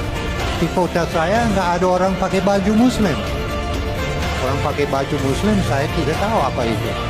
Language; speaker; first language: Indonesian; non-native, fluent; English